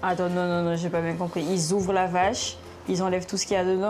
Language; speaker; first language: French; native; French